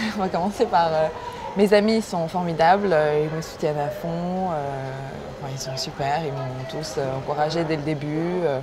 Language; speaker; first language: French; early bilingual, other home language; Korean